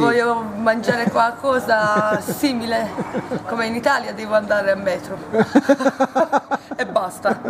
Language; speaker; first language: Italian; non-native, learner; Hungarian